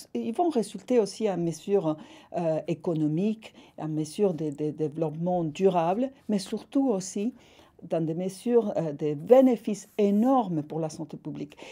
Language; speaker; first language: French; non-native, fluent; Spanish